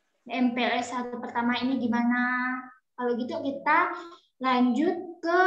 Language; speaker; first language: Indonesian; native; Indonesian